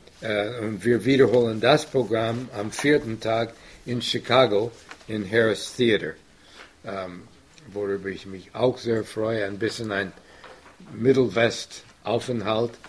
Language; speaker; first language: German; non-native, fluent; English